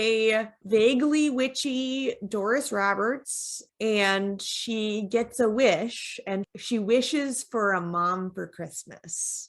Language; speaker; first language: English; native; English